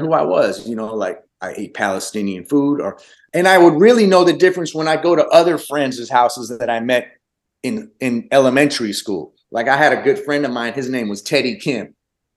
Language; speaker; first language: English; early bilingual, other home language; Arabic